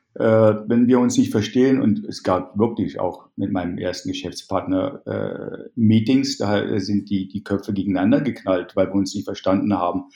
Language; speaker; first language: German; native; German